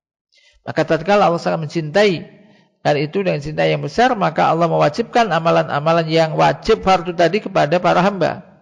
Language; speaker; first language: Indonesian; native; Indonesian